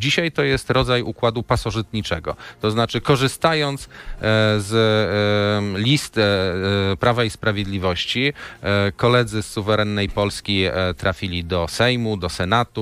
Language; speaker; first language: Polish; native; Polish